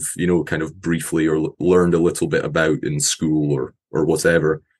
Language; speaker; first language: English; native; English